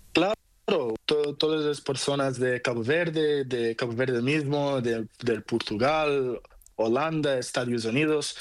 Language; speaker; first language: Spanish; non-native, learner; Portuguese